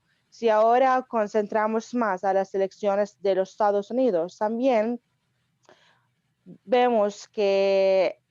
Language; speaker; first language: Spanish; non-native, fluent; Arabic